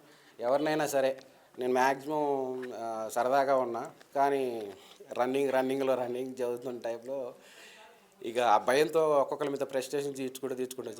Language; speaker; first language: Telugu; native; Telugu